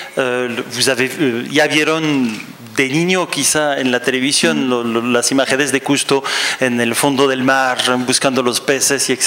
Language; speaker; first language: Spanish; non-native, fluent; French